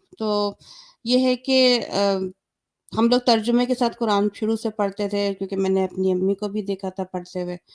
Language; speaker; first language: Urdu; native; Urdu